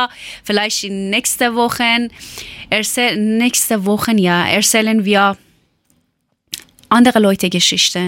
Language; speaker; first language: German; non-native, learner; Persian